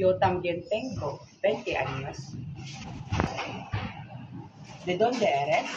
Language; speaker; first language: Spanish; non-native, learner; Filipino